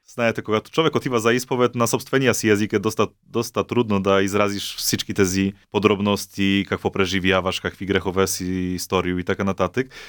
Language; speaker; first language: Bulgarian; non-native, fluent; Polish